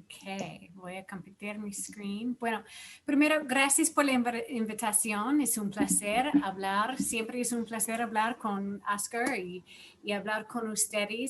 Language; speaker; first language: Spanish; non-native, fluent; English